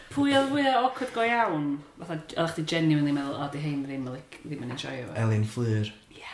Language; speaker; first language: Welsh; native; Welsh